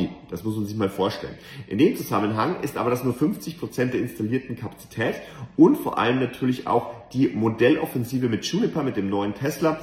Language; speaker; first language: German; native; German